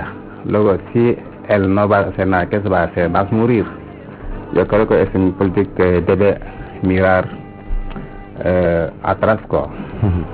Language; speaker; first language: Spanish; non-native, learner; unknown